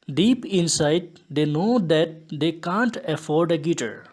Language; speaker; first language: English; non-native, local second language; Assamese